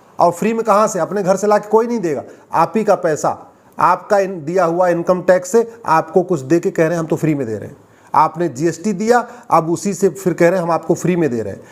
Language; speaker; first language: Hindi; native; Hindi